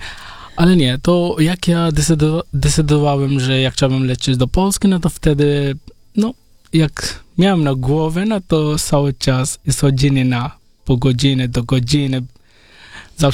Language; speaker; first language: Polish; non-native, learner; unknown